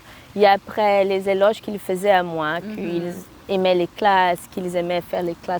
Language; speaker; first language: French; non-native, fluent; Portuguese